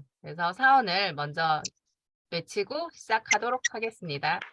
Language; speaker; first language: Korean; native; Korean